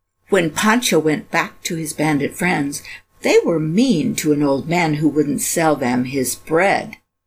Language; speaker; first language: English; native; English